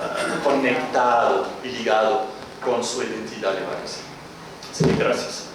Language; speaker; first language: Spanish; non-native, fluent; Arabic